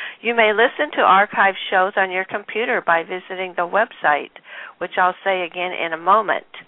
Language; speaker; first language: English; native; English